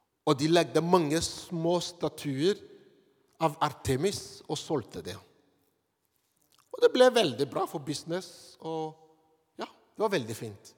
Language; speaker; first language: Norwegian; non-native, fluent; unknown